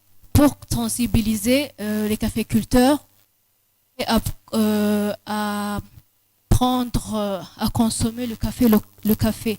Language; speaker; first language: French; non-native, local second language; Rundi